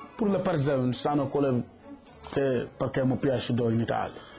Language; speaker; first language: Italian; non-native, learner; Wolof